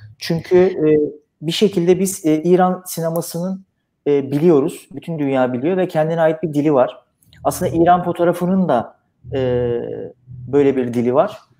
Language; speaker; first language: Turkish; native; Turkish